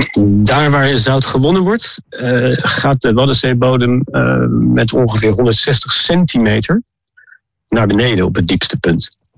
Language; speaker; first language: Dutch; native; Dutch